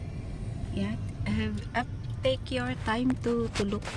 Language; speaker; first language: English; non-native, local second language; Filipino